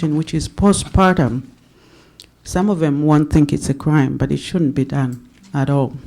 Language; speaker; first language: English; non-native, local second language; Swahili